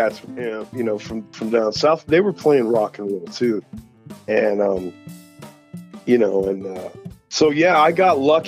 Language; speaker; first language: English; native; English